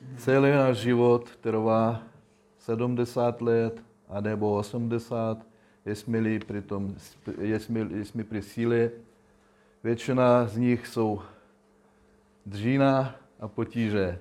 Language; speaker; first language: Czech; non-native, learner; Russian